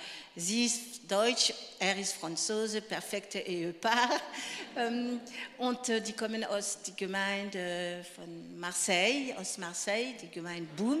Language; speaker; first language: German; non-native, fluent; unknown